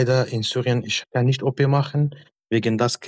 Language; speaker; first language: German; non-native, learner; Arabic